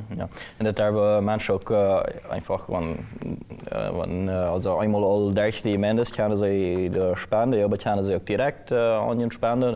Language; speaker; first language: German; non-native, local second language; Plautdietsch